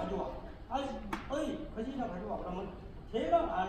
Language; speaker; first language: Korean; native; Korean